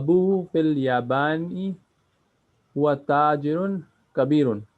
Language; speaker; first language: Arabic; non-native, learner; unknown